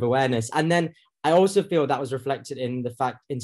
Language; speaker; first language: English; native; English